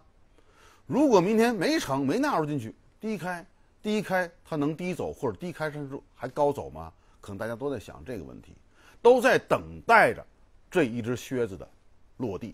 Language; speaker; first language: Chinese; native; Chinese